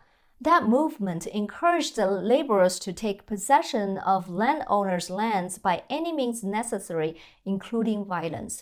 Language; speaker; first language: English; non-native, fluent; Chinese